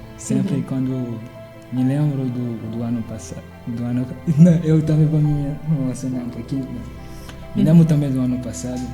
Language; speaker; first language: Portuguese; non-native, fluent; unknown